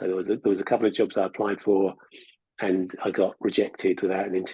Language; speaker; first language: English; native; English